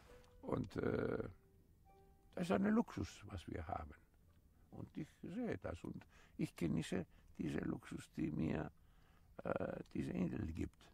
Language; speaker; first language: German; non-native, fluent; Greek